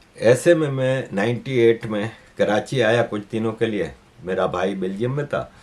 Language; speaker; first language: Urdu; native; Urdu